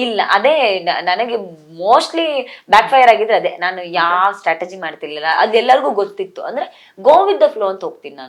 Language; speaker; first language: Kannada; native; Kannada